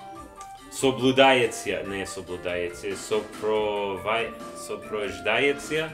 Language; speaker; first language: Russian; non-native, learner; English